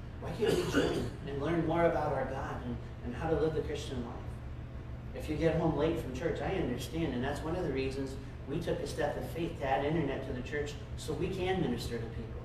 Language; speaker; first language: English; native; English